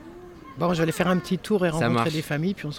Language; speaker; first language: French; native; French